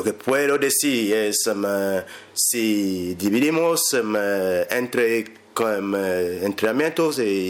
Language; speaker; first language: Spanish; non-native, learner; English